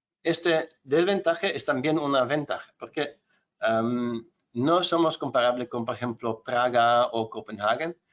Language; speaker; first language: Spanish; non-native, fluent; Dutch